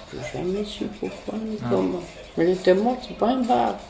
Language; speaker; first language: French; non-native, fluent; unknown